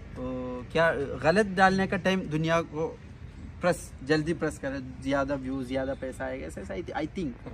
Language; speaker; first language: Hindi; non-native, local second language; Malayalam